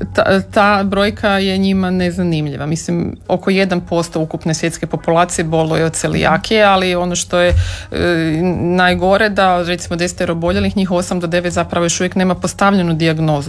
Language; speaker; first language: Serbian; native; Serbian